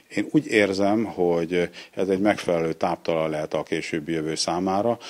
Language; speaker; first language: Hungarian; native; Hungarian